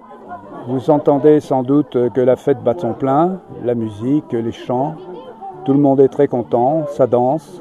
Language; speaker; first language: French; native; French